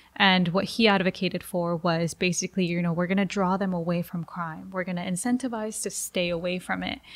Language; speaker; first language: English; early bilingual, other home language; Spanish